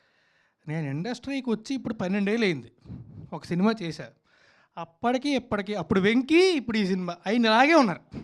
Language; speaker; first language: Telugu; native; Telugu